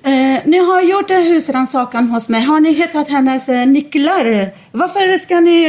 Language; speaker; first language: Swedish; non-native, fluent; Arabic